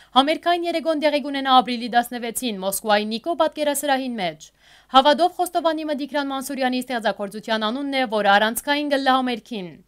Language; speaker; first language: Armenian; early bilingual, heritage; Armenian